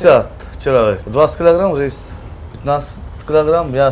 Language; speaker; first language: Russian; non-native, local second language; Uzbek